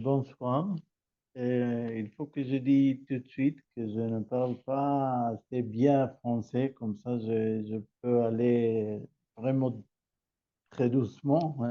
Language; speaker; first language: French; non-native, learner; Hebrew